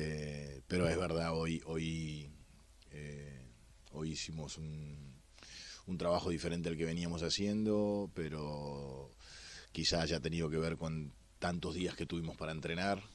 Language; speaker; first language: Spanish; native; Spanish